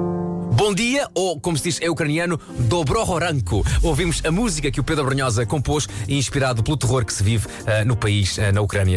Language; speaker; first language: Portuguese; native; Portuguese